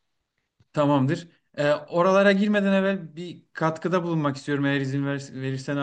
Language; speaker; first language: Turkish; native; Turkish